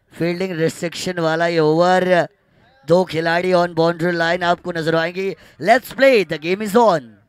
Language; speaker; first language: Hindi; non-native, local second language; Marathi